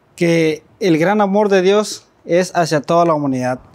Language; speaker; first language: Spanish; native; Spanish